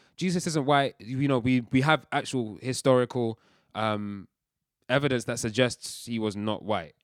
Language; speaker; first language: English; early bilingual, other home language; Yoruba